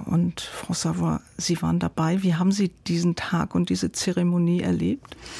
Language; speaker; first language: German; native; German